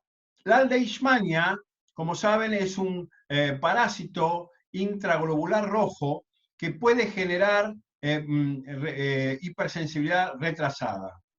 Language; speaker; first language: Spanish; native; Spanish